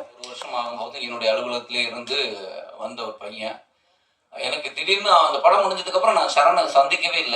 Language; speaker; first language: Tamil; native; Tamil